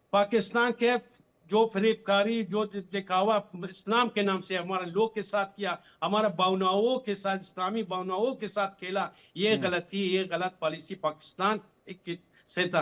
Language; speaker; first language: Hindi; non-native, fluent; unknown